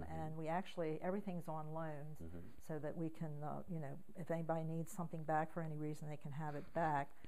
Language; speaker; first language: English; native; English